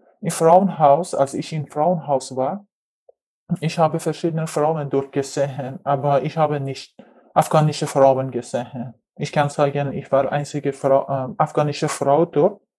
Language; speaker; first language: German; non-native, learner; Persian